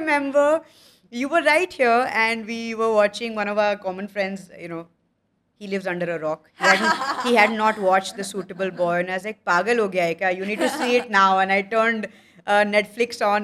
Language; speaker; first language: English; non-native, local second language; Hindi